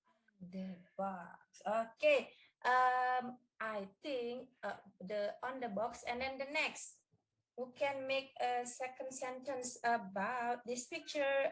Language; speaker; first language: English; non-native, learner; Indonesian